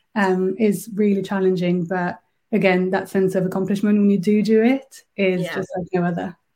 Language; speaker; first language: English; non-native, fluent; French